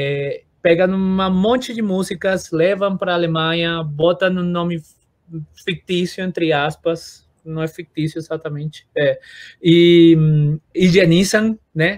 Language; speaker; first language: Portuguese; non-native, fluent; Spanish